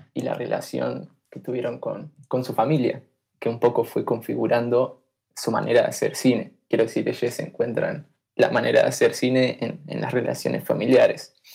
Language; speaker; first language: Spanish; native; Spanish